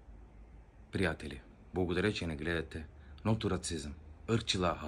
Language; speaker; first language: Bulgarian; non-native, local second language; Turkish